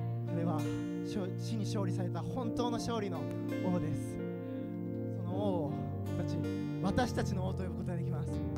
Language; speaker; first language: Japanese; native; Japanese